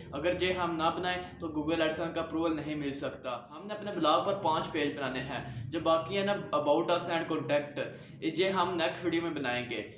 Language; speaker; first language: Urdu; non-native, local second language; Punjabi